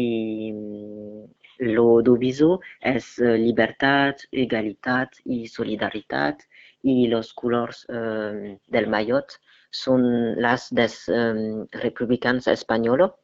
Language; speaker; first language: Catalan; non-native, learner; French